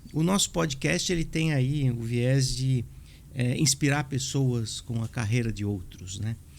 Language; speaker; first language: Portuguese; native; Portuguese